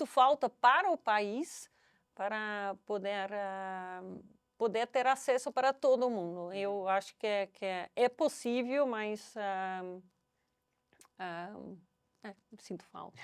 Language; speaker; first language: Portuguese; non-native, fluent; Dutch